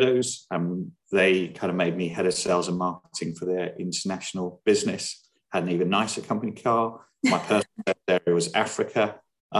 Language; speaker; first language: English; native; English